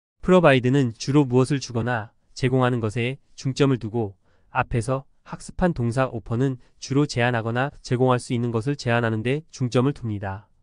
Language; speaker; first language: Korean; native; Korean